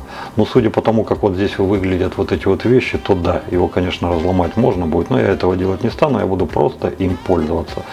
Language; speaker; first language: Russian; native; Russian